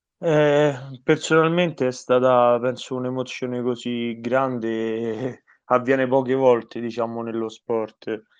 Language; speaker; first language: Italian; native; Italian